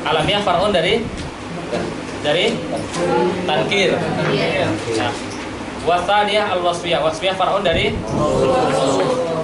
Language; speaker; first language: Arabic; non-native, fluent; Indonesian